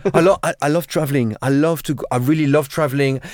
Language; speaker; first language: English; non-native, fluent; French